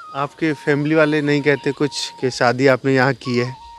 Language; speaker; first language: Hindi; native; Hindi